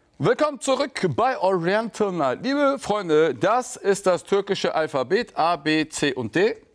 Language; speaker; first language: German; early bilingual, other home language; Turkish